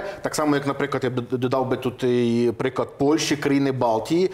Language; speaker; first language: Ukrainian; native; Ukrainian